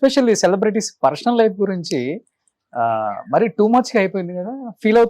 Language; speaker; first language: Telugu; native; Telugu